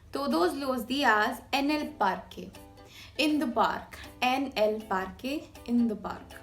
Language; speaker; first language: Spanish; non-native, fluent; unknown